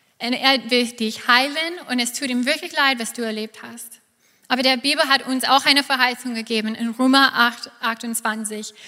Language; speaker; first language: German; non-native, fluent; English